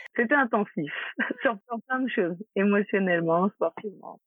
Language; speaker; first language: French; native; French